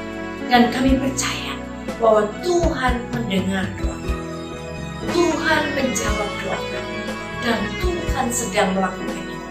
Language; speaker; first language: Indonesian; native; Indonesian